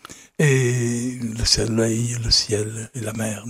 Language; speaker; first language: French; native; French